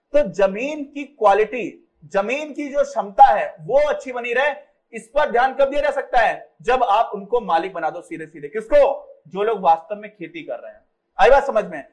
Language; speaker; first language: Hindi; native; Hindi